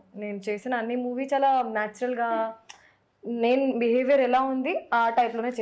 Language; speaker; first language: Telugu; non-native, fluent; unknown